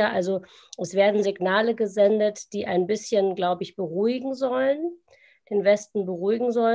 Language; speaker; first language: German; native; German